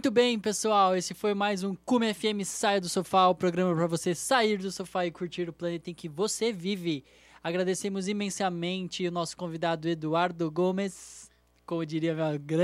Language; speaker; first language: Portuguese; native; Portuguese